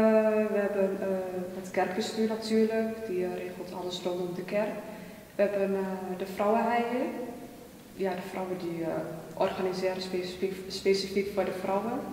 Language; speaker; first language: Dutch; early bilingual, other home language; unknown